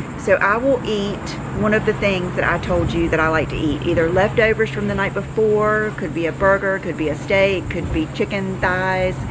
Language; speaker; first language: English; native; English